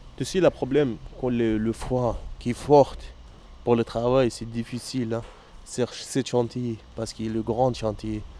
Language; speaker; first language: French; non-native, learner; Arabic